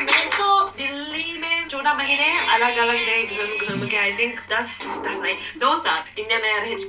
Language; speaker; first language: Hindi; non-native, fluent; Japanese